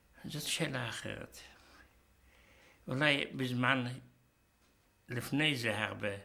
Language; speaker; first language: Hebrew; non-native, fluent; Yiddish